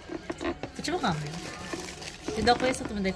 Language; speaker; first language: Italian; early bilingual, other home language; Filipino